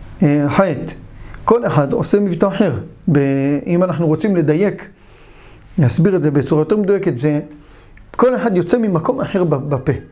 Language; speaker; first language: Hebrew; native; Hebrew